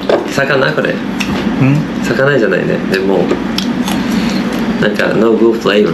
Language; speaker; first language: Japanese; non-native, learner; Portuguese